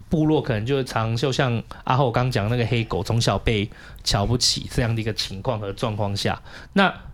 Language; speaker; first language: Chinese; native; Chinese